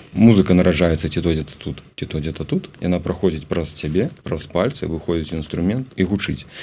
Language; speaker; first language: Belarusian; non-native, local second language; Russian